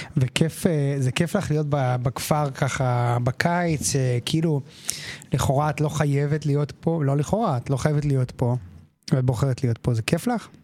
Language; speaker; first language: Hebrew; native; Hebrew